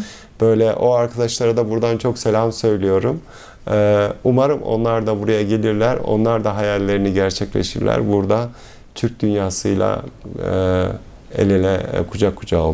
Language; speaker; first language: Turkish; early bilingual, heritage; Turkish